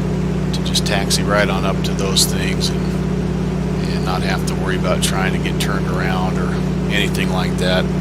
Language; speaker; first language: English; native; English